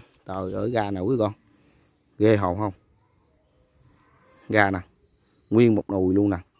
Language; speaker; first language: Vietnamese; native; Vietnamese